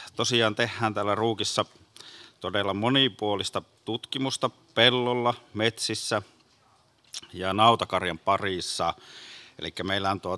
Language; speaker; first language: Finnish; native; Finnish